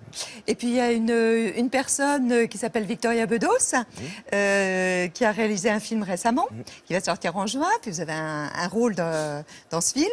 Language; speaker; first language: French; native; French